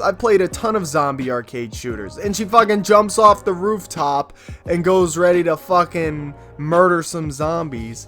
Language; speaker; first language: English; native; English